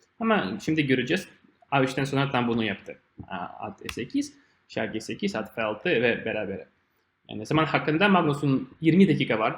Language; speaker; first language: Turkish; non-native, fluent; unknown